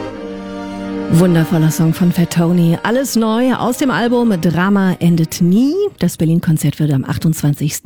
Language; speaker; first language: German; native; German